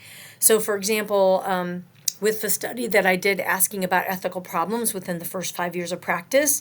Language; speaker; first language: English; native; English